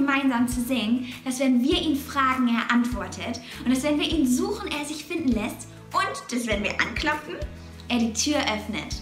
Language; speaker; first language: German; native; German